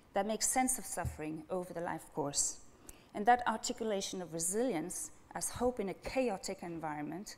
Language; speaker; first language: English; non-native, fluent; French